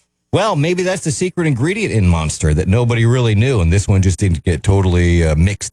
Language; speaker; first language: English; native; English